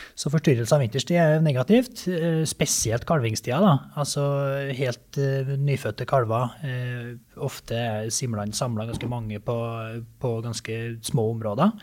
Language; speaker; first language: Norwegian; native; Norwegian